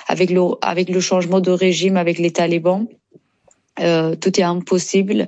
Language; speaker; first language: French; non-native, learner; Persian